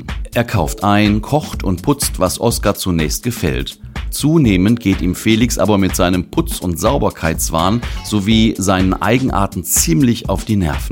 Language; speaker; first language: German; native; German